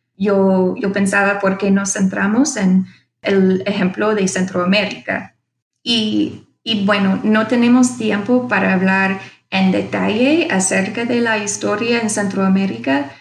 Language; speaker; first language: Spanish; non-native, fluent; English